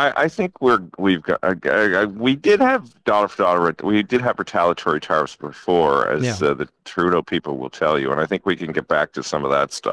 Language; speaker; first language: English; native; English